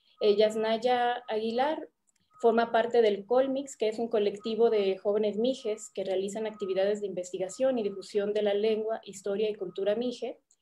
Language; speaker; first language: Spanish; native; Spanish